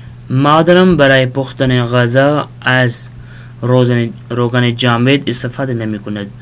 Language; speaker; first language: Persian; non-native, fluent; Urdu